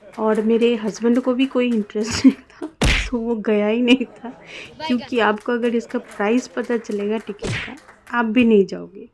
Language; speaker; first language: Hindi; non-native, local second language; Bangla